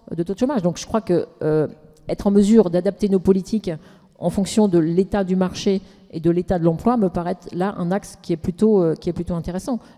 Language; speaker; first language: French; native; French